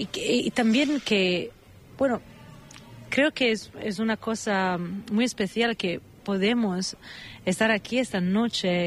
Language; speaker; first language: Spanish; non-native, fluent; Italian